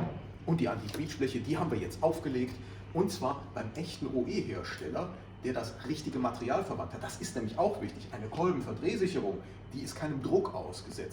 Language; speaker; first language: German; native; German